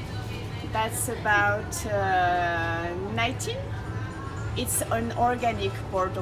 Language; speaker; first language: English; non-native, fluent; French